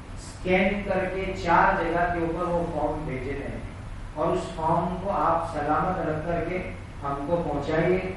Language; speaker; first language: Urdu; native; Urdu